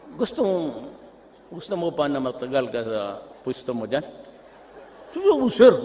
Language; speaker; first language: Filipino; non-native, local second language; Cebuano